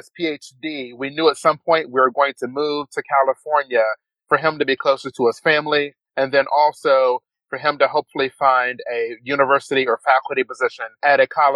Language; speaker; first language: English; native; English